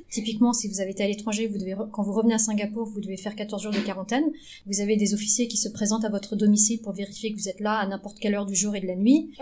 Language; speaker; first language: French; early bilingual, other home language; Vietnamese